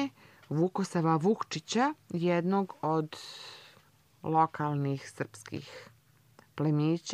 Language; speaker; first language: Croatian; native; Croatian